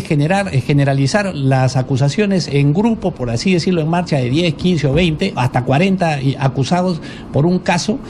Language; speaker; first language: Spanish; native; Spanish